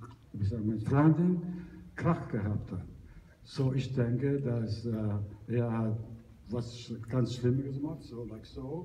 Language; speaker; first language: German; non-native, learner; Italian